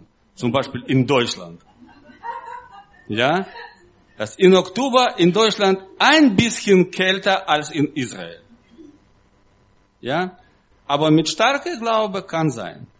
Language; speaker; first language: German; non-native, learner; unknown